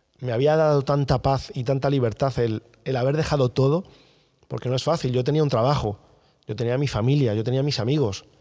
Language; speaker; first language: Spanish; native; Spanish